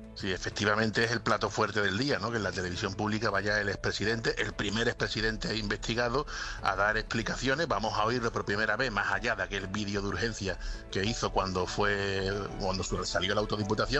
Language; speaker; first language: Spanish; native; Spanish